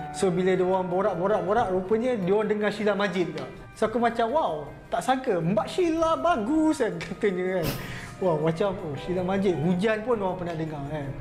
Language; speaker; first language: Malay; native; Malay